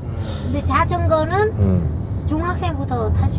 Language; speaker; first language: Korean; non-native, fluent; Vietnamese